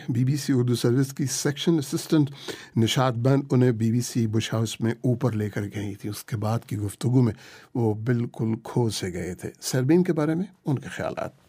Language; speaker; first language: Urdu; native; Urdu